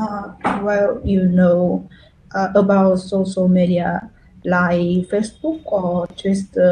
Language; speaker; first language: English; non-native, learner; Vietnamese